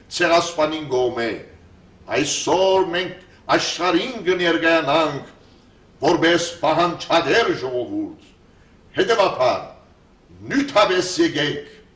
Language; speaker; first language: Armenian; early bilingual, heritage; Armenian